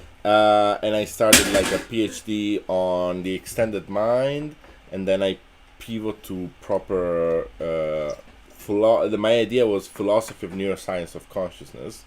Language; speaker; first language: English; non-native, fluent; Italian